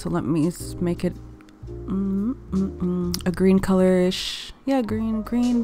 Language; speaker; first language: English; native; English